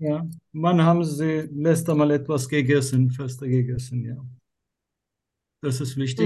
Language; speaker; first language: German; non-native, learner; Turkish